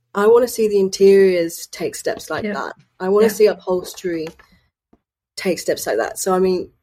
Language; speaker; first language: English; native; English